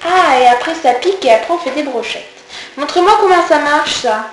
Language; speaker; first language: French; native; French